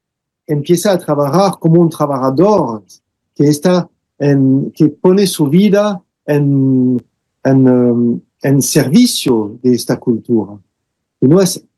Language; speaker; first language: Spanish; non-native, fluent; French